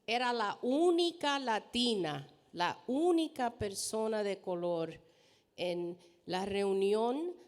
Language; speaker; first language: Spanish; early bilingual, heritage; Spanish